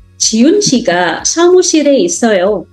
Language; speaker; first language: Korean; non-native, fluent; Indonesian